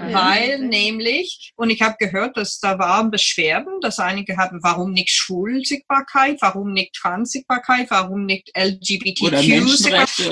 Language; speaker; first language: German; non-native, fluent; English